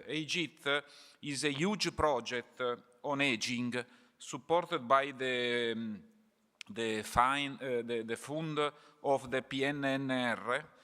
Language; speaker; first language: English; non-native, fluent; Italian